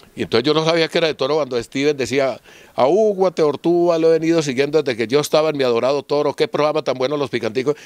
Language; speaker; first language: Spanish; native; Spanish